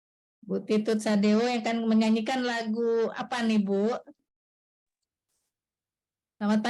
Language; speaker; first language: Malay; native; Malay